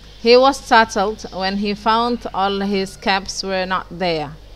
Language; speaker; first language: English; non-native, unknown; Indonesian